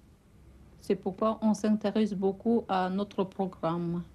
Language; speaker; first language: French; non-native, fluent; Russian